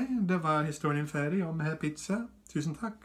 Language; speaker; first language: Norwegian; non-native, fluent; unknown